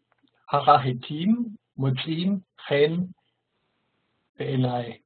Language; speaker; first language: Hebrew; non-native, learner; German